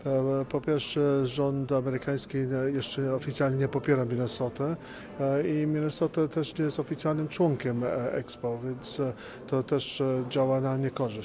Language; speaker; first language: Polish; early bilingual, heritage; Polish